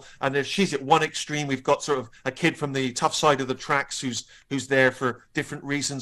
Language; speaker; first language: English; native; English